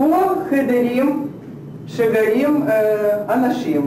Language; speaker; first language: Hebrew; non-native, learner; Russian